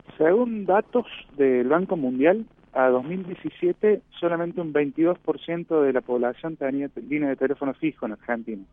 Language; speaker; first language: Spanish; native; Spanish